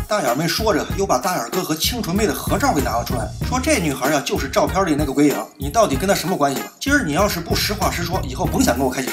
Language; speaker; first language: Chinese; native; Chinese